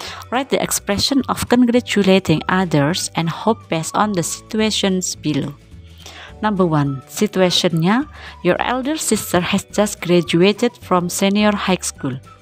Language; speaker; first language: English; non-native, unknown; Indonesian